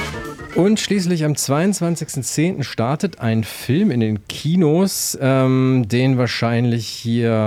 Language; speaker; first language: German; native; German